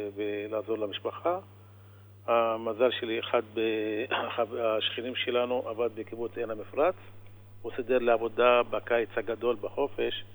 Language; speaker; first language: Hebrew; non-native, local second language; Arabic